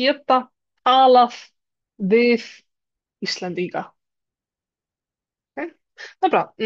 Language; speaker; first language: Icelandic; non-native, fluent; Polish